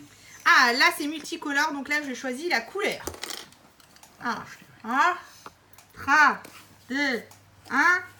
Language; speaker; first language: French; native; French